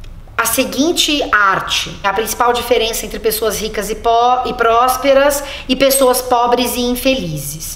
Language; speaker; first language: Portuguese; native; Portuguese